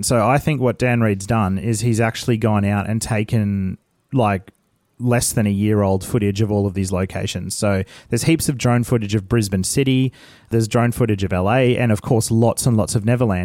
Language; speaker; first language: English; native; English